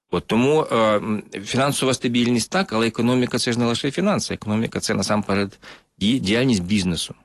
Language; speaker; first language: Ukrainian; native; Ukrainian